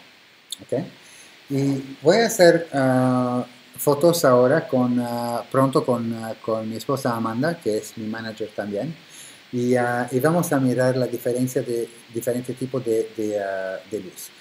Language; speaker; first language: Spanish; non-native, fluent; Italian